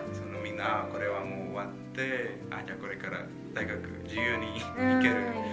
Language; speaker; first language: Japanese; non-native, learner; Spanish